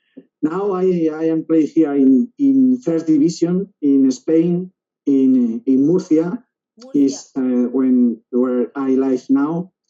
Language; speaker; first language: English; non-native, learner; Spanish